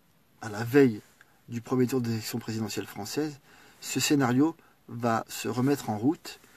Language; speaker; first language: French; native; French